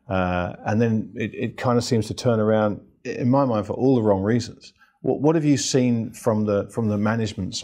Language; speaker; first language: English; native; English